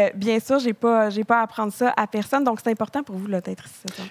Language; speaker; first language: French; native; French